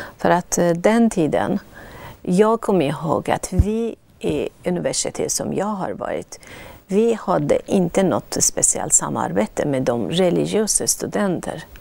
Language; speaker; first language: Swedish; non-native, fluent; Persian